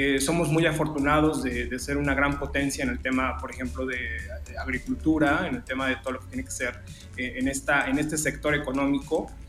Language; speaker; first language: Spanish; native; Spanish